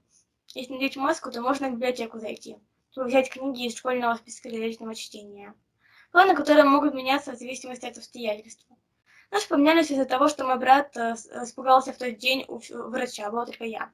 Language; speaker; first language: Russian; native; Russian